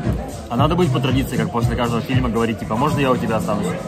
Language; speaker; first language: Russian; native; Russian